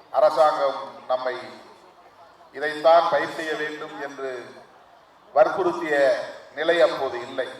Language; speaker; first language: Tamil; native; Tamil